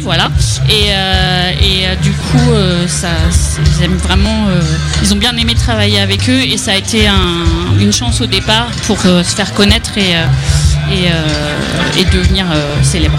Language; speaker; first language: French; native; French